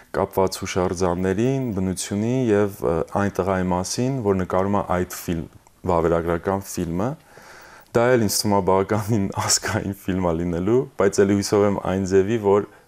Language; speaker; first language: Armenian; early bilingual, heritage; Armenian